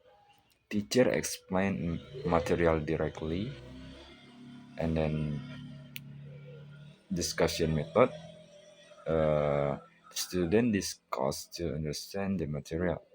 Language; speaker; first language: English; non-native, learner; Indonesian